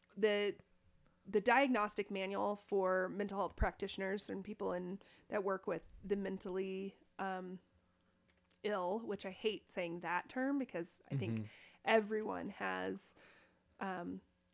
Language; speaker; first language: English; native; English